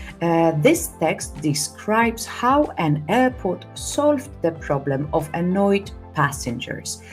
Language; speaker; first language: English; non-native, fluent; Polish